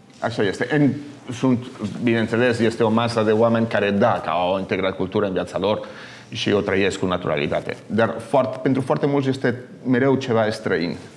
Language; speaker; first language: Romanian; non-native, fluent; Spanish